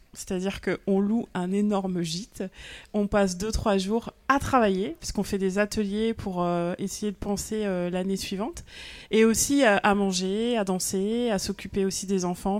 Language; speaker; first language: French; native; French